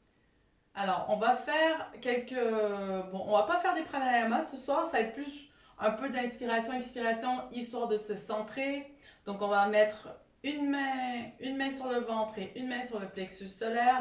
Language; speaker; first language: French; native; French